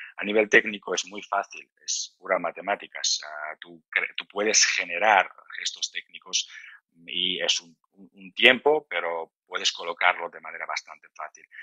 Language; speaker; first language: Spanish; non-native, fluent; Georgian